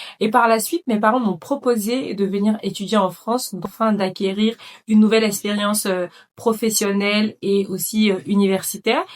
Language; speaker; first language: French; non-native, local second language; Dyula